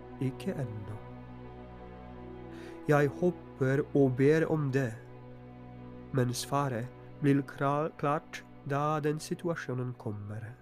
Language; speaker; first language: Norwegian; non-native, fluent; Polish